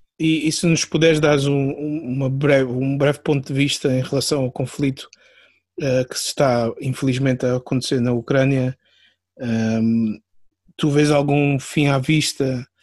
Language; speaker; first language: Portuguese; native; Portuguese